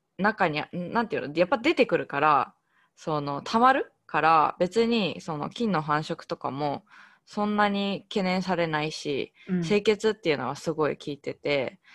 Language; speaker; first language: Japanese; native; Japanese